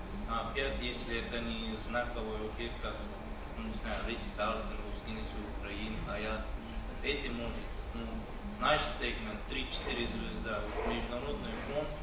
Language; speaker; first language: Russian; non-native, fluent; Turkish